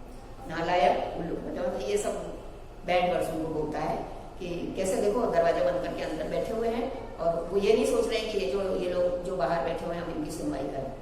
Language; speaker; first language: Hindi; non-native, local second language; Gujarati